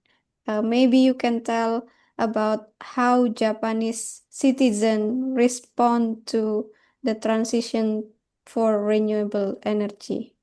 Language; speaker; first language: English; non-native, fluent; Indonesian